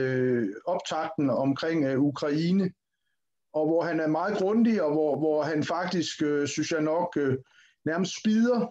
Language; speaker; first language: Danish; native; Danish